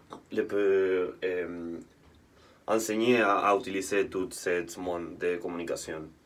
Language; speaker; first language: French; non-native, learner; Spanish